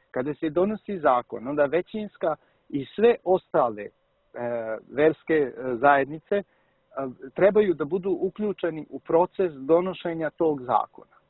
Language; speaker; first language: Serbian; early bilingual, heritage; Serbian